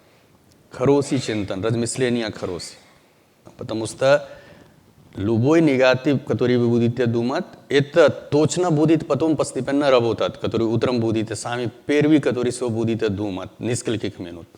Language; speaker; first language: Russian; non-native, learner; Hindi